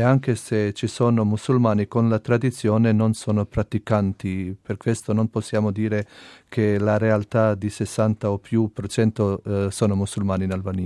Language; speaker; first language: Italian; non-native, fluent; Albanian